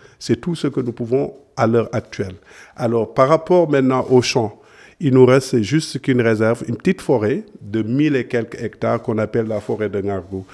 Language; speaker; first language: French; non-native, local second language; Serer